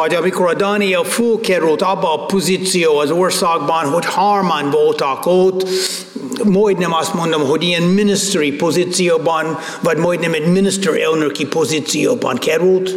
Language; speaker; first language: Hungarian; non-native, fluent; English